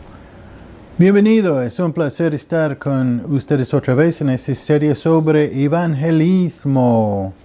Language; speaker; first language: Spanish; non-native, learner; English